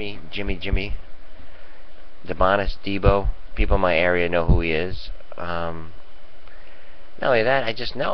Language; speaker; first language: English; native; English